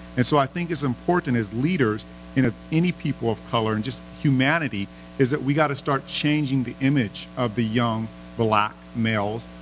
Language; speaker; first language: English; native; English